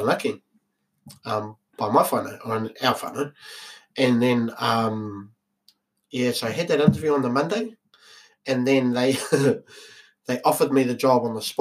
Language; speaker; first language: English; native; English